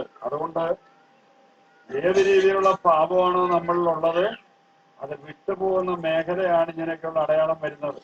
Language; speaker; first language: Malayalam; native; Malayalam